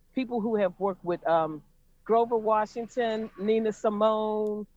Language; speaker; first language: English; native; English